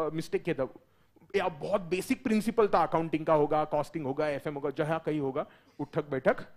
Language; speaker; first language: Hindi; non-native, local second language; Marathi